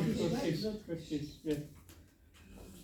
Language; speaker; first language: French; non-native, learner; Persian